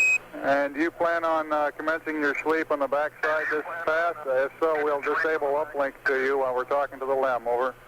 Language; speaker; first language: English; native; English